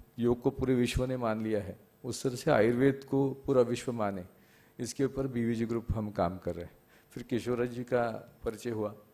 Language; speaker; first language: Hindi; non-native, local second language; Marathi